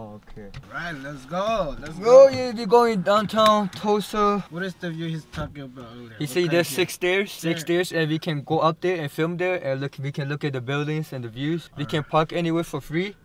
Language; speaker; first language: English; non-native, fluent; Arabic